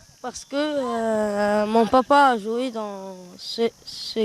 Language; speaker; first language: French; non-native, fluent; Arabic